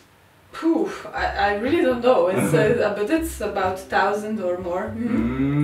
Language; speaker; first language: English; non-native, learner; Slovenian